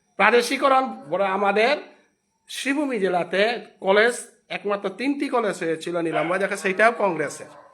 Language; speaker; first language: Bangla; non-native, local second language; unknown